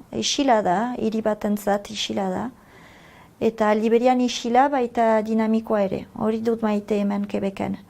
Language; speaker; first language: Basque; native; Basque